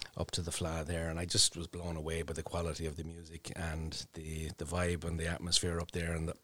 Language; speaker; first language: English; native; English